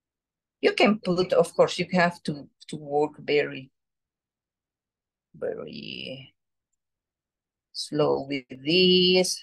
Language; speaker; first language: English; non-native, learner; Spanish